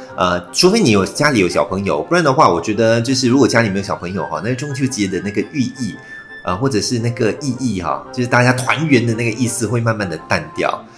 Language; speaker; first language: Chinese; native; Chinese